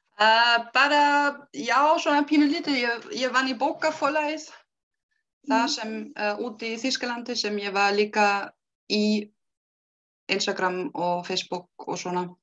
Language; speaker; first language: Icelandic; non-native, learner; German